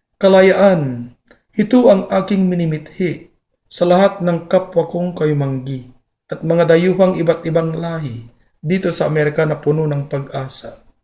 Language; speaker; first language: Filipino; non-native, local second language; Iloko